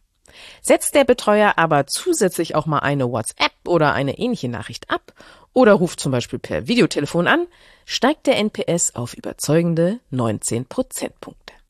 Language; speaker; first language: German; native; German